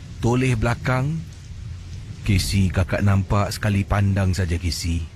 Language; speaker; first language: Malay; native; Malay